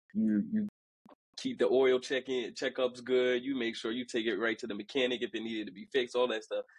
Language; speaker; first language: English; early bilingual, other home language; Haitian Creole